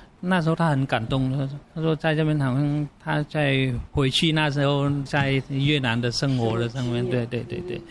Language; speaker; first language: Chinese; non-native, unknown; Vietnamese